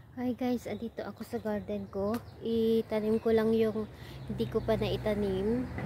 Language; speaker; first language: Filipino; non-native, local second language; Iloko